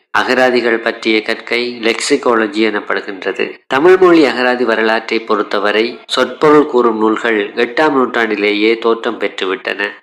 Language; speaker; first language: Tamil; native; Tamil